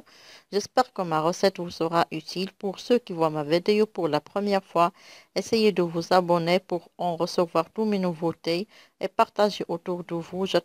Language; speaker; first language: French; non-native, local second language; Arabic